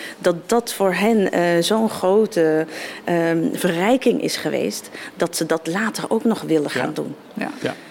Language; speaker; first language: Dutch; native; Dutch